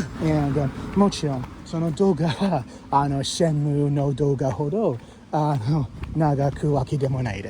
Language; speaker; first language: Japanese; non-native, fluent; English